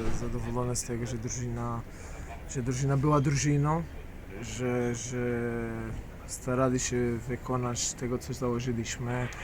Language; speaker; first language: Polish; non-native, fluent; Portuguese